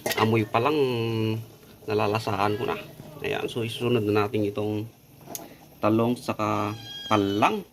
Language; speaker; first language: Filipino; non-native, local second language; Iloko